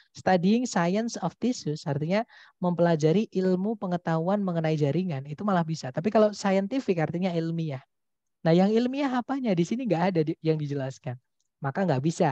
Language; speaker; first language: Indonesian; non-native, local second language; Javanese